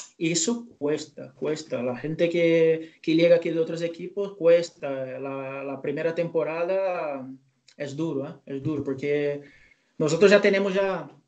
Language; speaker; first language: Spanish; non-native, fluent; Portuguese